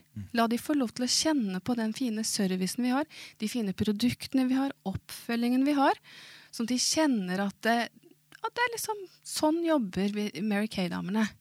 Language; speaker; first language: Swedish; non-native, fluent; Norwegian